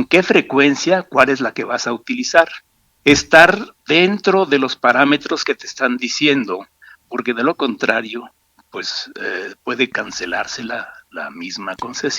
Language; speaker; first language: Spanish; native; Spanish